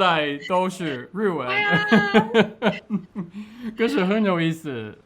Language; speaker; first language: Chinese; non-native, learner; English